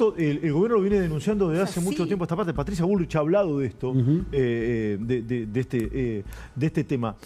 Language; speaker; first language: Spanish; native; Spanish